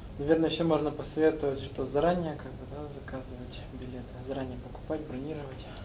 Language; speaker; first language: Russian; native; Russian